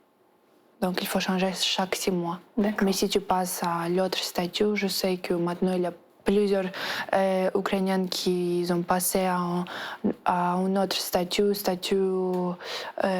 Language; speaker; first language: French; non-native, fluent; Ukrainian